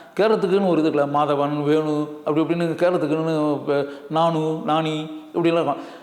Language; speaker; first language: Tamil; native; Tamil